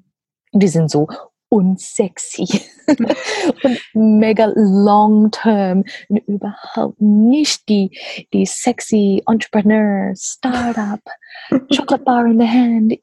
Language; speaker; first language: German; non-native, learner; English